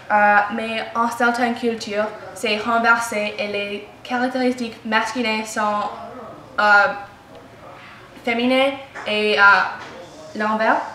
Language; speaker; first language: French; non-native, learner; English